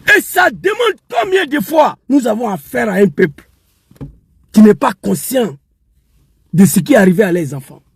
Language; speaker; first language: French; non-native, local second language; Dyula